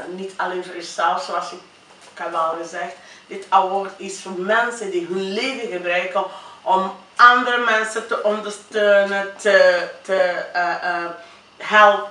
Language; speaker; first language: Dutch; non-native, fluent; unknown